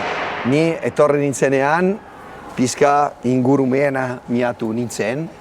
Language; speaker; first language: Basque; non-native, learner; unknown